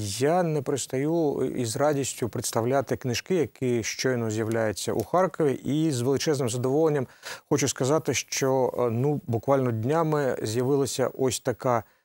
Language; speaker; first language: Ukrainian; native; Ukrainian